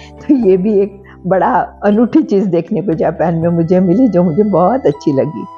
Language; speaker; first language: Hindi; non-native, local second language; Marathi